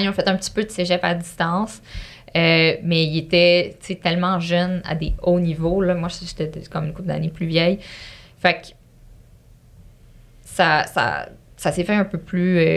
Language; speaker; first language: French; native; French